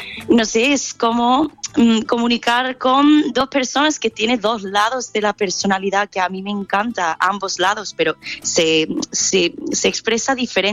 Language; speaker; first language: Spanish; non-native, fluent; English